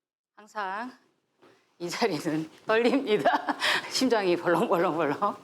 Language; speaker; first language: Korean; native; Korean